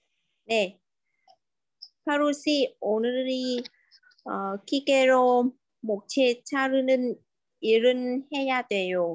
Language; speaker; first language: Korean; non-native, learner; Vietnamese